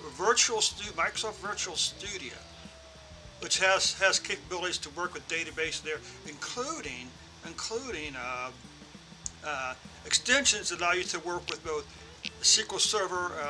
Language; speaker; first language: English; native; English